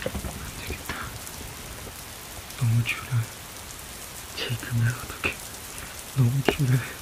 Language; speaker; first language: Korean; non-native, learner; Chinese